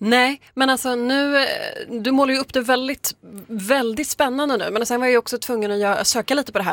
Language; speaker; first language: Swedish; native; Swedish